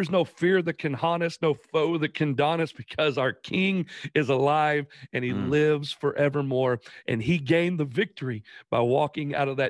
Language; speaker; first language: English; native; English